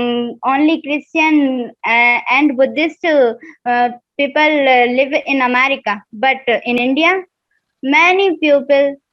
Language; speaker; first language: English; non-native, learner; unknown